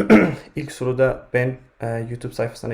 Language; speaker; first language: Turkish; non-native, fluent; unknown